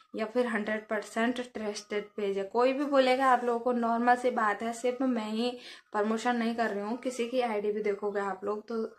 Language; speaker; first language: Hindi; native; Hindi